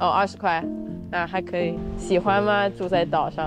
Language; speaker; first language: Chinese; non-native, fluent; English